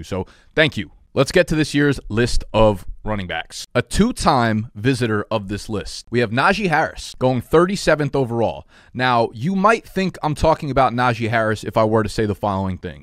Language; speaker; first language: English; native; English